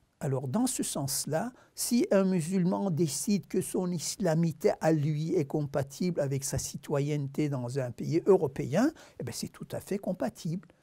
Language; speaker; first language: French; non-native, fluent; Turkish